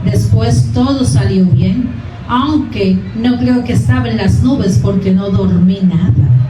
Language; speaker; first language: Spanish; non-native, fluent; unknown